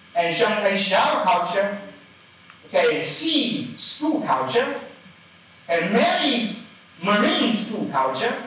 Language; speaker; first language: English; non-native, fluent; Chinese